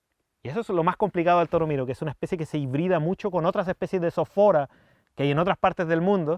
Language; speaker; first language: Spanish; native; Spanish